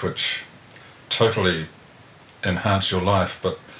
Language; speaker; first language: English; native; English